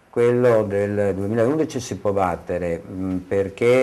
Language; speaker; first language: Italian; native; Italian